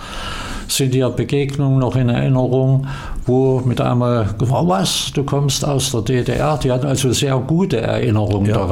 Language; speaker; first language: German; native; German